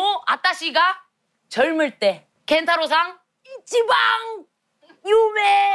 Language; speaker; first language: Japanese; non-native, learner; Korean